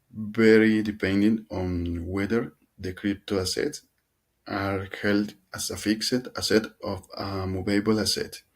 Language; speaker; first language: English; non-native, learner; Spanish